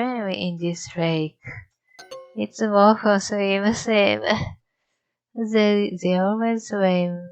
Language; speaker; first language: English; non-native, learner; Japanese